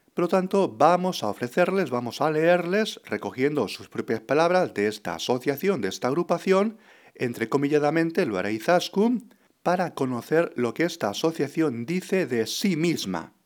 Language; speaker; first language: Spanish; native; Spanish